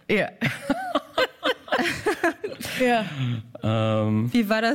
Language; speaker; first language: German; non-native, fluent; English